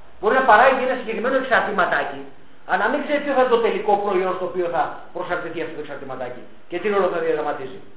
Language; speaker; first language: Greek; early bilingual, heritage; Greek